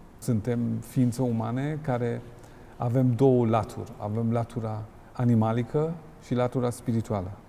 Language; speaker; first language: Romanian; non-native, fluent; German